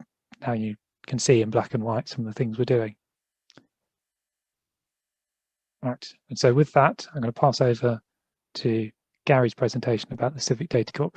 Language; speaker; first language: English; native; English